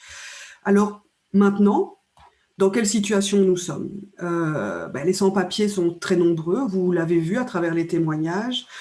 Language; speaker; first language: French; native; French